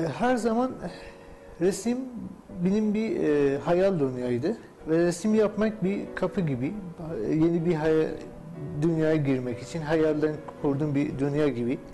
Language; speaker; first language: Turkish; non-native, fluent; Persian